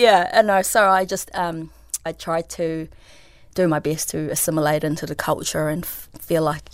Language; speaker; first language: English; early bilingual, other home language; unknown